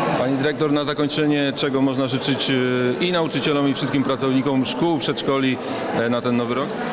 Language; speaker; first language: Polish; native; Polish